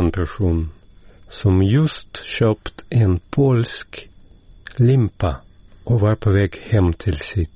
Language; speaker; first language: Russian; native; Russian